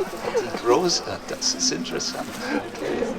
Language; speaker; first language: German; non-native, fluent; English